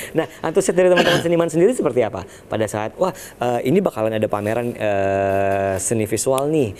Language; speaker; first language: Indonesian; native; Indonesian